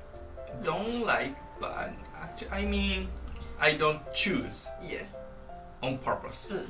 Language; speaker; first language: English; non-native, fluent; Japanese